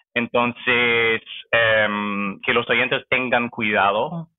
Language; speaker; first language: Spanish; non-native, fluent; English